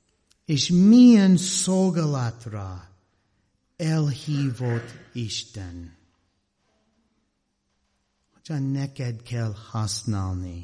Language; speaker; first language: Hungarian; non-native, learner; English